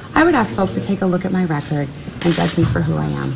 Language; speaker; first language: English; native; English